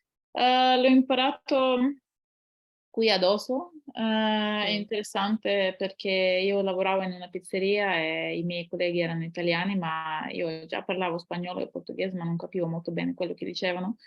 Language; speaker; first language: Italian; non-native, fluent; Ukrainian